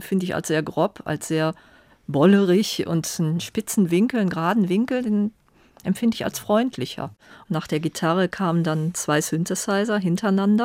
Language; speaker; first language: German; native; German